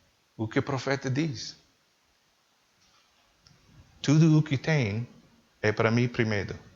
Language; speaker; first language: Portuguese; non-native, learner; English